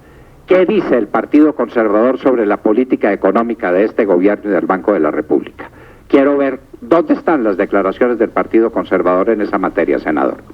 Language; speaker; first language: Spanish; native; Spanish